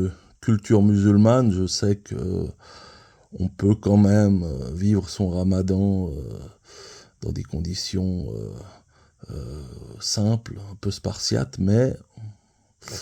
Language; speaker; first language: French; native; French